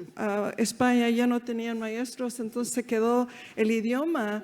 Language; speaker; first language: Spanish; early bilingual, heritage; Spanish